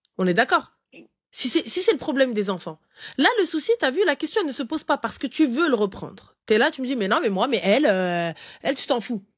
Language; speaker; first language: French; early bilingual, other home language; Arabic